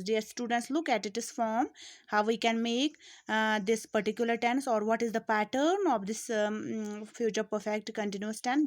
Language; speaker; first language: English; non-native, local second language; Urdu